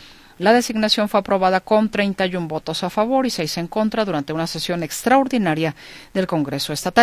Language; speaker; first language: Spanish; native; Spanish